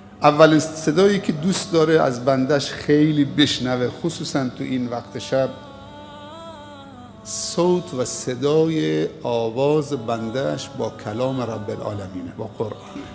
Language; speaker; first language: Persian; native; Persian